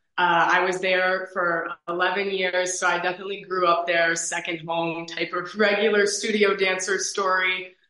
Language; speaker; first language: English; native; English